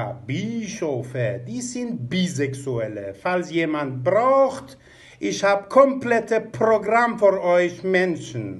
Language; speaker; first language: German; non-native, fluent; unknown